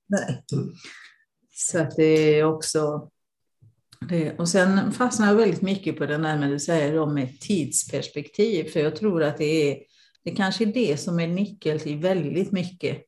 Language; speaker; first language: Swedish; non-native, fluent; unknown